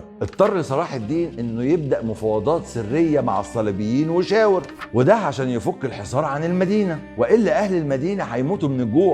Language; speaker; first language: Arabic; native; Arabic